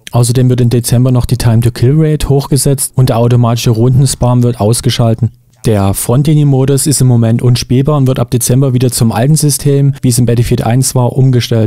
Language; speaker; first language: German; native; German